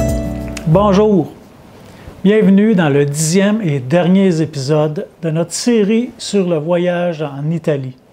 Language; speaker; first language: French; native; French